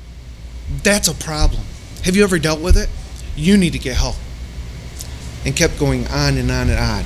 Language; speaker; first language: English; native; English